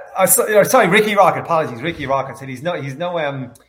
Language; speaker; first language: English; native; English